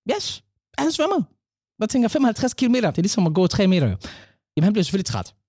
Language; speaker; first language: Danish; early bilingual, other home language; Somali